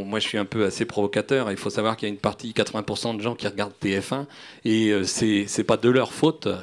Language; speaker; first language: French; native; French